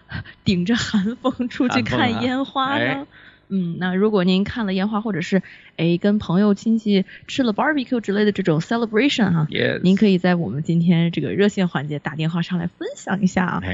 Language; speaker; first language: Chinese; native; Chinese